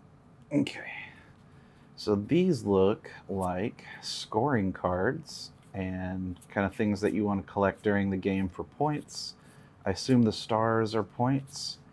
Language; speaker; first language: English; native; English